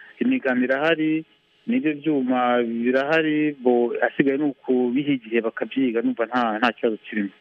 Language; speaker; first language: Kinyarwanda; early bilingual, heritage; Kinyarwanda